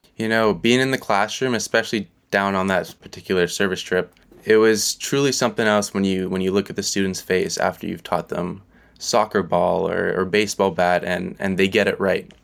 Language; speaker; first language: English; native; English